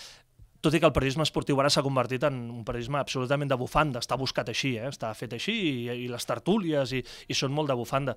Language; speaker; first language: Catalan; native; Catalan